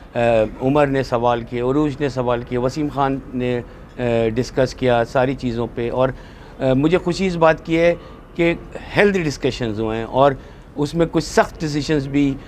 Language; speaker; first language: Urdu; native; Urdu